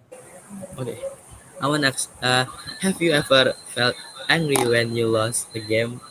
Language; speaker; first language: English; non-native, learner; Indonesian